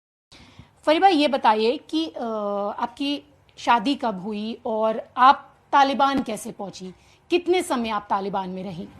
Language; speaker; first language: Hindi; native; Hindi